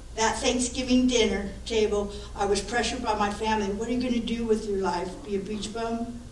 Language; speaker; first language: English; native; English